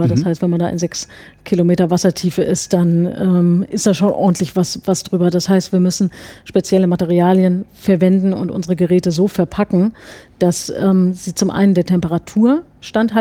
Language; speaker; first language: German; native; German